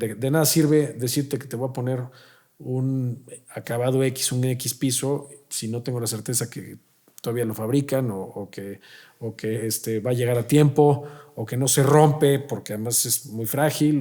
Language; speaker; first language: Spanish; native; Spanish